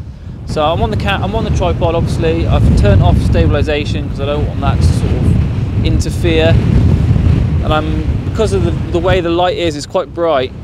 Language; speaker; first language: English; native; English